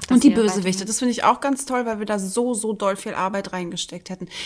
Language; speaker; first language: German; native; German